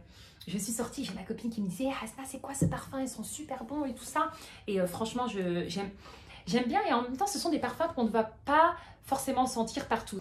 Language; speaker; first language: French; native; French